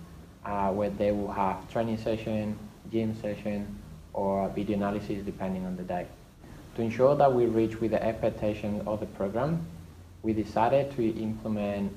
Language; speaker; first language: English; non-native, fluent; Spanish